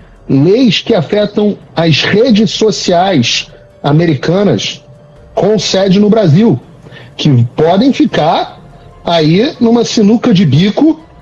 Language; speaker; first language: Portuguese; native; Portuguese